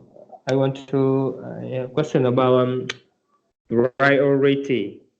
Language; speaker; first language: English; non-native, learner; Vietnamese